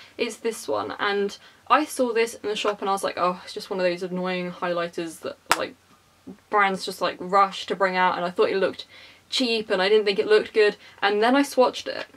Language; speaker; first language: English; native; English